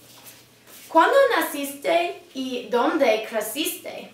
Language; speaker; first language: Spanish; non-native, learner; English